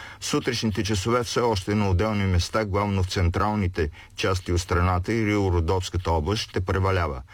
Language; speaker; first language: Bulgarian; native; Bulgarian